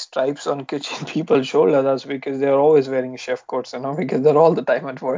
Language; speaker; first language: English; non-native, local second language; Marathi